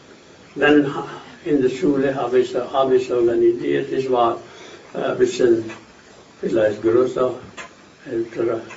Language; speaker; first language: German; non-native, fluent; Hindi